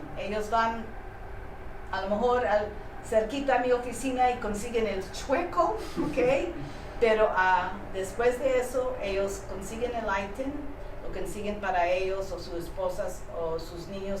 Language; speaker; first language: Spanish; early bilingual, heritage; Spanish